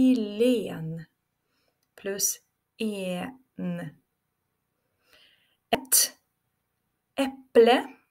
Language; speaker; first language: Swedish; non-native, fluent; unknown